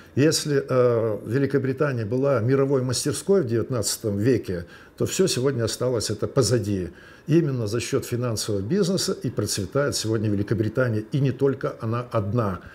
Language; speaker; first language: Russian; native; Russian